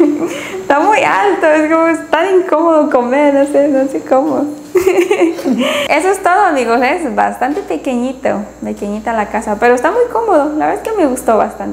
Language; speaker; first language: Spanish; native; Spanish